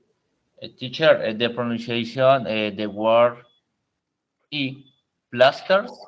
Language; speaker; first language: English; non-native, learner; Spanish